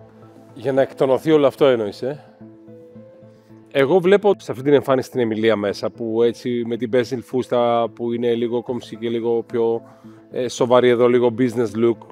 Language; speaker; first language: Greek; native; Greek